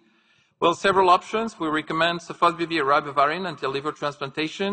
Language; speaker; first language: English; non-native, fluent; French